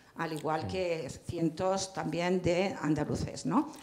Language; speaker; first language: Spanish; native; Spanish